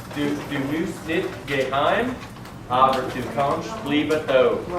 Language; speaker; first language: German; non-native, learner; English